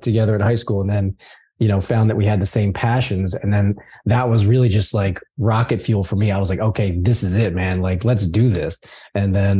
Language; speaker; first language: English; native; English